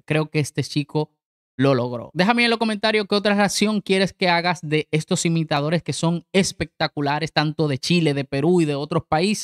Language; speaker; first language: Spanish; native; Spanish